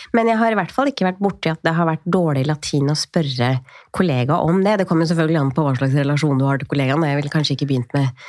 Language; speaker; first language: Norwegian; native; Norwegian